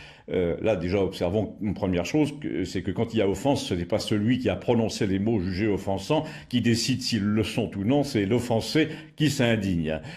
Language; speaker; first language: French; native; French